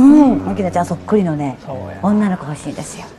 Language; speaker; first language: Japanese; native; Japanese